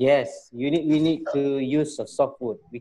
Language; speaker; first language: English; non-native, local second language; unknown